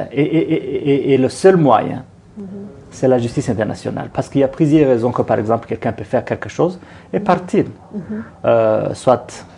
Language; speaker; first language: French; non-native, local second language; Kinyarwanda